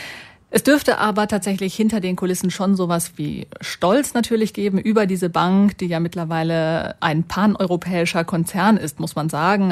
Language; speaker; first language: German; native; German